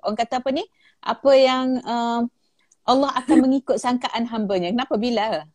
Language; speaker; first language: Malay; native; Malay